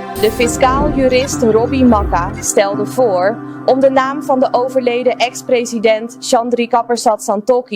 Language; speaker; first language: Dutch; native; Dutch